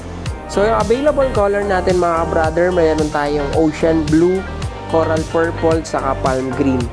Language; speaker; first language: Filipino; native; Filipino